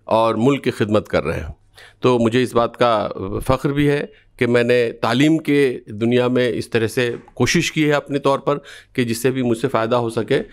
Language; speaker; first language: Hindi; native; Hindi